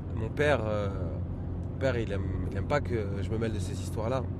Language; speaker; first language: French; native; French